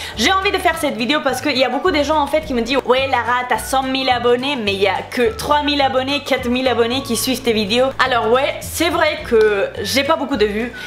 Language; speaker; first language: French; non-native, fluent; Spanish